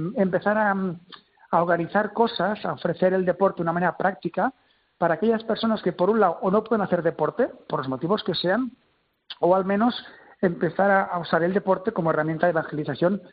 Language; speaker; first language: Spanish; native; Spanish